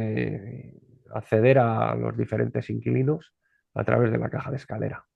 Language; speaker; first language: Spanish; native; Spanish